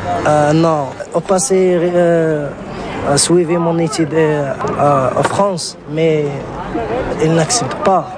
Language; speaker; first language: French; non-native, learner; Arabic